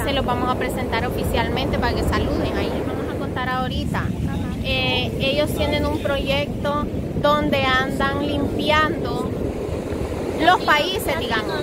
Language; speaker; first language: Spanish; native; Spanish